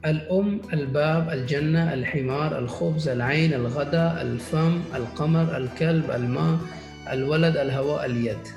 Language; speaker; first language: Arabic; non-native, fluent; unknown